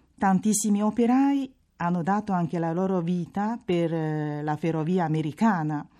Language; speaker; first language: Italian; non-native, fluent; Chinese